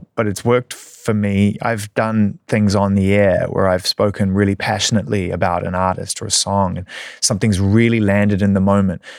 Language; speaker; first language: English; native; English